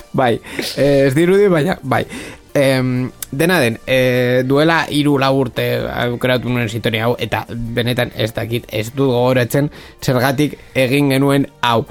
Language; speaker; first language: Basque; non-native, local second language; Spanish